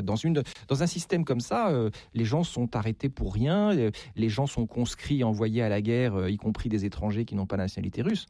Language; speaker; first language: French; native; French